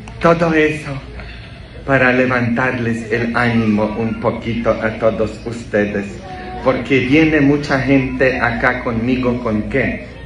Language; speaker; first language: Spanish; non-native, fluent; Polish